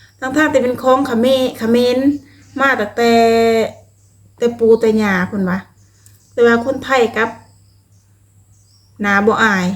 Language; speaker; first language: Thai; non-native, local second language; Lao